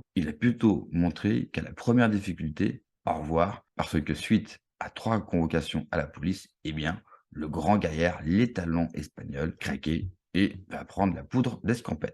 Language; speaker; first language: French; native; French